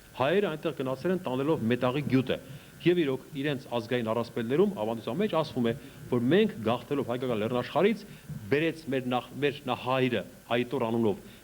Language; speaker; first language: Armenian; native; Armenian